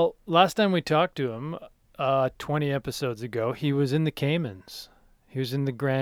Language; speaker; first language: English; native; English